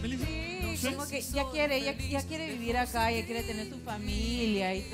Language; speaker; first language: Spanish; native; Spanish